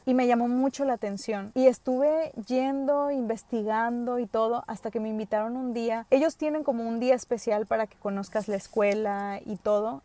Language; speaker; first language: Spanish; early bilingual, other home language; English